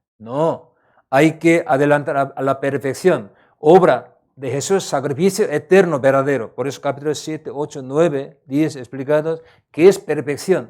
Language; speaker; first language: Spanish; non-native, learner; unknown